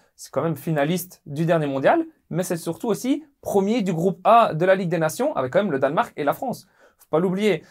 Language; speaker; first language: French; native; French